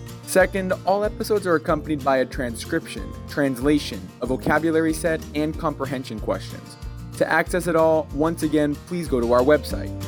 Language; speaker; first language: English; native; English